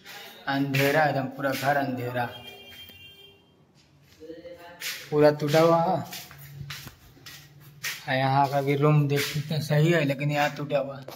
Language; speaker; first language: Hindi; non-native, local second language; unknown